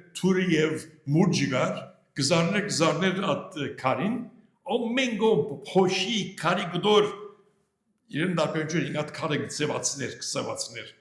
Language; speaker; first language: Armenian; early bilingual, heritage; Armenian